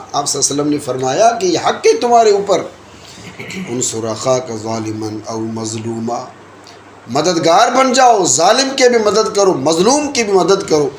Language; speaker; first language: Urdu; non-native, local second language; Sindhi